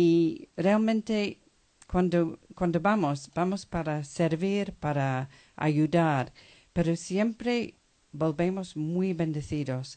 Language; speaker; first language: Spanish; non-native, fluent; English